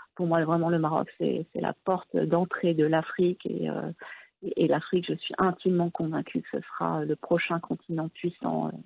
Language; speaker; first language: French; early bilingual, other home language; Arabic